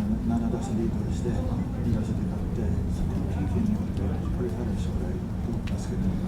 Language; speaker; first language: Japanese; non-native, fluent; English